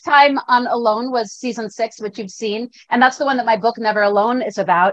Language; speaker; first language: English; native; English